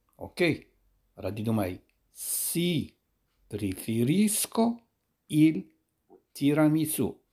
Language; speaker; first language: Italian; non-native, fluent; Arabic